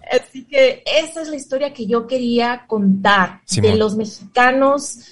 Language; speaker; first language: Spanish; native; Spanish